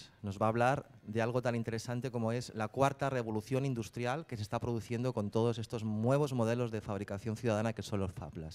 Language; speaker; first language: Spanish; native; Spanish